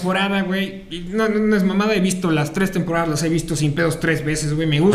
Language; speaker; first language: Spanish; native; Spanish